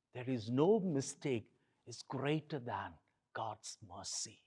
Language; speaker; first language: English; non-native, local second language; Tamil